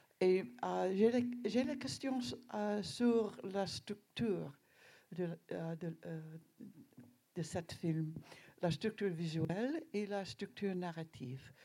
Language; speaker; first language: French; non-native, learner; English